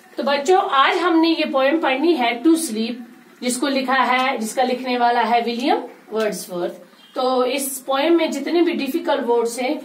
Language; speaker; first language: Urdu; non-native, local second language; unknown